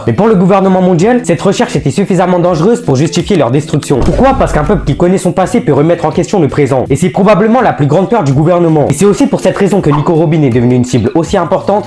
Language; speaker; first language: French; native; French